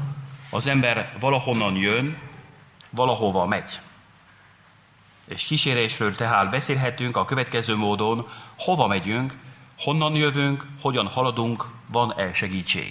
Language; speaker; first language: Hungarian; non-native, fluent; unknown